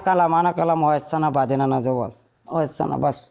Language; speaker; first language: Arabic; non-native, learner; Bangla